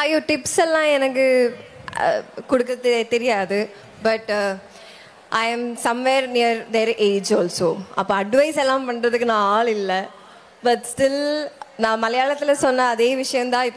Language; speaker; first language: Tamil; non-native, local second language; Malayalam